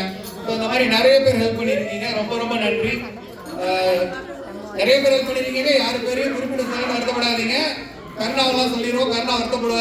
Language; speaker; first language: Tamil; native; Tamil